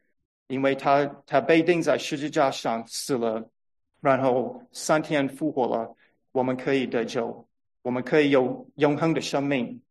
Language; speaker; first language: Chinese; non-native, fluent; English